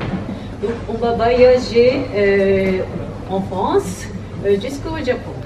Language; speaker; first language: French; non-native, learner; Japanese